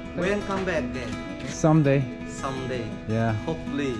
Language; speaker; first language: English; non-native, learner; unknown